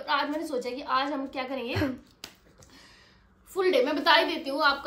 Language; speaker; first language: Hindi; native; Hindi